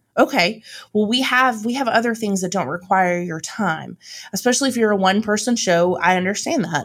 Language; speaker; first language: English; native; English